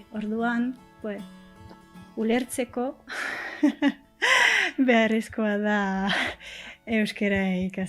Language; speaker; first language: Basque; non-native, learner; French